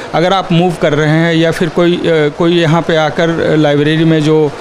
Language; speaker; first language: Hindi; native; Hindi